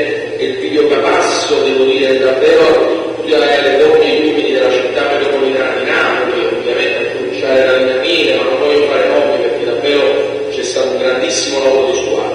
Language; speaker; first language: Italian; native; Italian